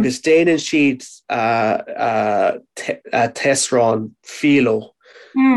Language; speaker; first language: Irish; non-native, local second language; English